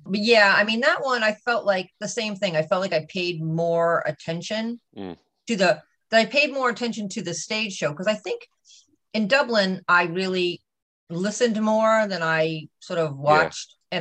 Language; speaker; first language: English; native; English